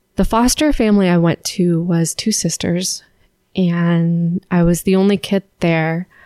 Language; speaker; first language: English; native; English